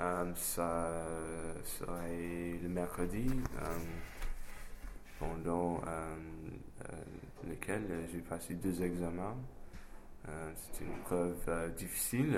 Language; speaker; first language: French; non-native, fluent; English